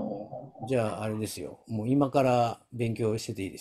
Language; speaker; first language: Japanese; native; Japanese